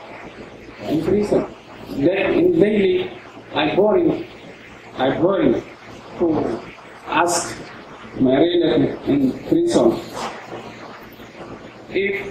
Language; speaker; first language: English; non-native, learner; Oromo